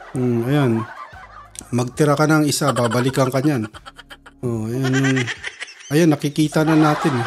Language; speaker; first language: Filipino; non-native, local second language; Cebuano